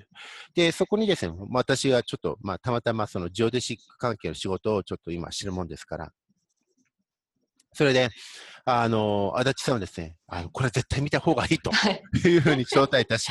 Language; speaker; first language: Japanese; native; Japanese